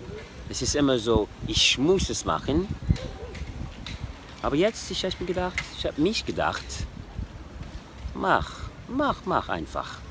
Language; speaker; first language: German; non-native, learner; French